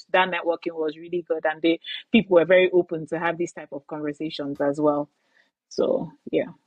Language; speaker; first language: English; non-native, local second language; Igbo